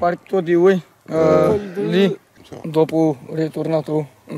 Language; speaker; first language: Italian; non-native, learner; French